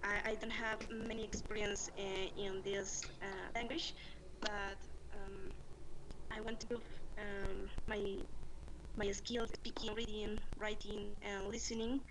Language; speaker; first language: English; non-native, learner; Spanish